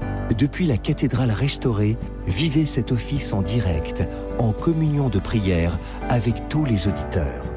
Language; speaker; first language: French; native; French